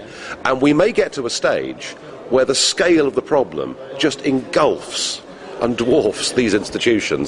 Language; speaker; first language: English; native; English